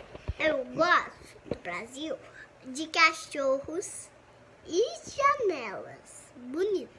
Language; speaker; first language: Portuguese; early bilingual, heritage; Portuguese